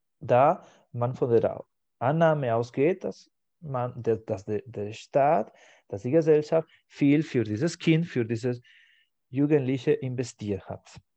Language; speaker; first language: German; non-native, fluent; Spanish